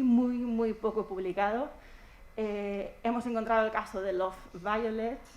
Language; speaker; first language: Spanish; native; Spanish